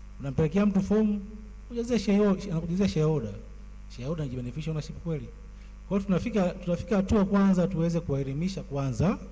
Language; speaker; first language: Swahili; native; Swahili